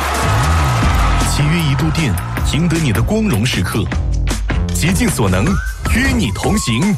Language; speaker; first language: Chinese; native; Chinese